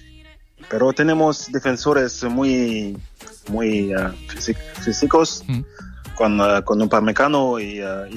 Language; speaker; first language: Spanish; non-native, fluent; French